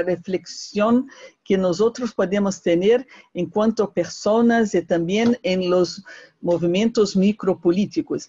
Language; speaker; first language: Spanish; non-native, fluent; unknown